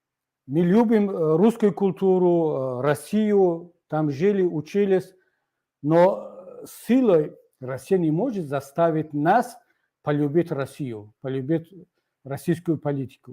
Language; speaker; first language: Russian; non-native, local second language; Tajik